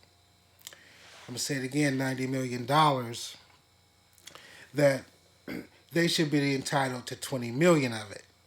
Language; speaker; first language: English; native; English